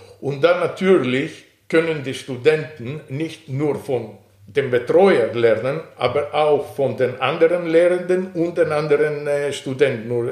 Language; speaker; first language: German; non-native, fluent; Greek